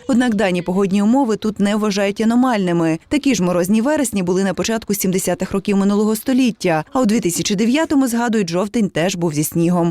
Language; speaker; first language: Ukrainian; native; Ukrainian